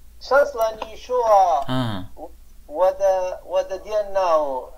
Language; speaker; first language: Chinese; non-native, learner; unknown